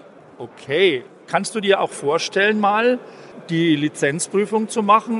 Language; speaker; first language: German; native; German